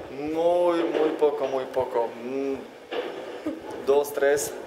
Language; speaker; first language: Spanish; non-native, learner; Slovak